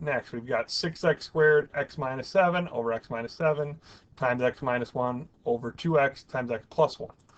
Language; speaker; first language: English; native; English